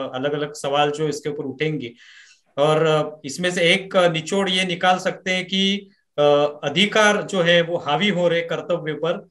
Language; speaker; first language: Hindi; non-native, local second language; Marathi